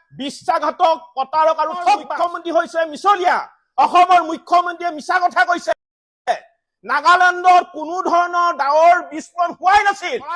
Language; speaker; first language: Assamese; native; Assamese